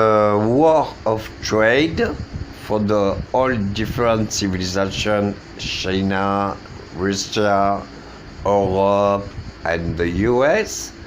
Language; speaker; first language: English; non-native, learner; French